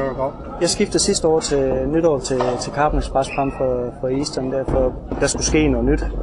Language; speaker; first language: Danish; native; Danish